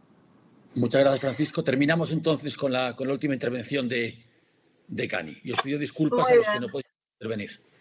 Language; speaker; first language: Spanish; native; Spanish